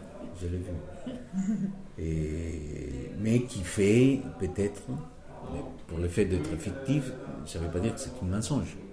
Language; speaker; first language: French; non-native, fluent; Spanish